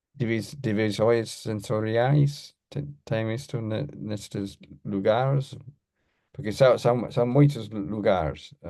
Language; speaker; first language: Portuguese; non-native, learner; English